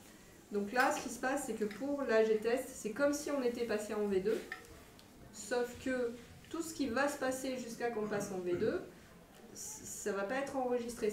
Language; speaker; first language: French; native; French